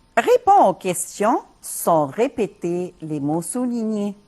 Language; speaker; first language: French; non-native, fluent; Arabic